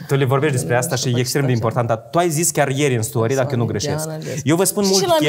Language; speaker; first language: Romanian; native; Romanian